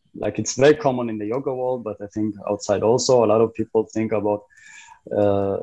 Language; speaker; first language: English; non-native, fluent; Hebrew